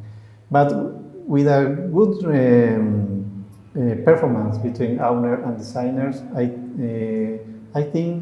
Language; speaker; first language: English; non-native, learner; Spanish